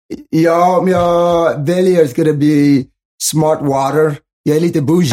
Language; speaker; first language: Swedish; early bilingual, other home language; Somali